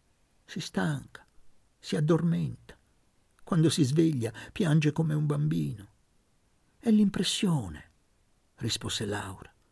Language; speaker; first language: Italian; native; Italian